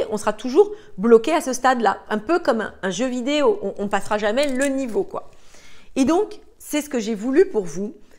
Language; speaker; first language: French; native; French